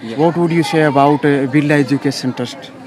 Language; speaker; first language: English; non-native, local second language; Hindi